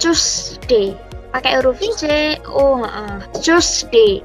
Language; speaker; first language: English; non-native, learner; Indonesian